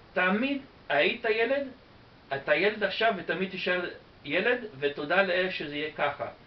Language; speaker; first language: Hebrew; non-native, fluent; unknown